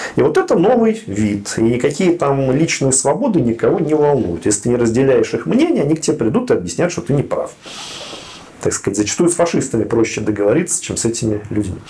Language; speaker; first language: Russian; native; Russian